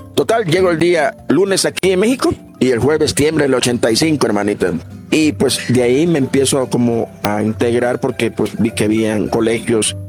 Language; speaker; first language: Spanish; native; Spanish